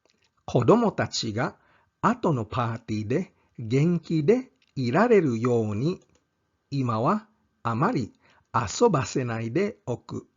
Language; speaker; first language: Japanese; non-native, fluent; English